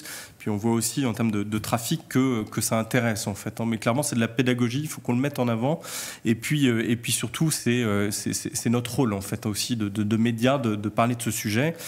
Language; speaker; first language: French; native; French